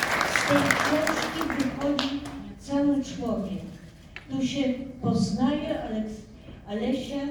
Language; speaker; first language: Polish; non-native, fluent; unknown